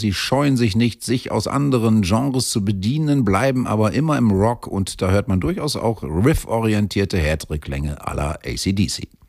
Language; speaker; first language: German; native; German